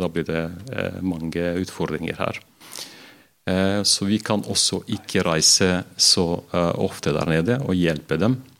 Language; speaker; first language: Norwegian; non-native, fluent; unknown